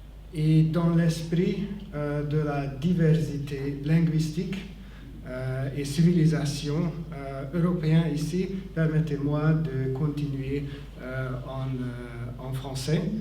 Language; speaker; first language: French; non-native, fluent; Hungarian